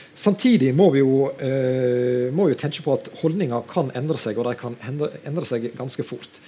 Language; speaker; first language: Norwegian; native; Norwegian